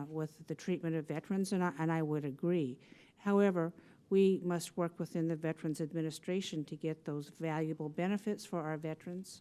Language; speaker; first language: English; native; English